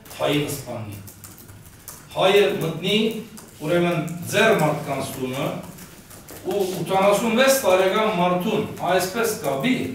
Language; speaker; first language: Armenian; early bilingual, heritage; Armenian